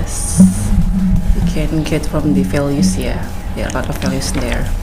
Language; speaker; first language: English; non-native, learner; Indonesian